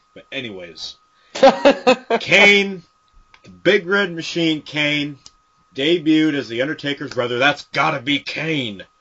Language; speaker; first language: English; native; English